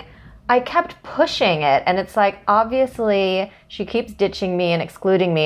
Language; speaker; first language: English; native; English